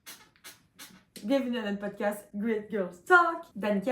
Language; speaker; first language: French; native; French